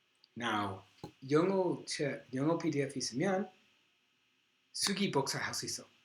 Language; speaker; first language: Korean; non-native, learner; English